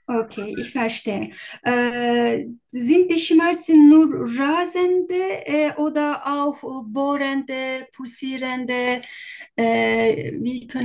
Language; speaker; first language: German; non-native, learner; Turkish